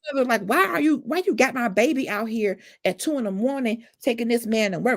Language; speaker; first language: English; native; English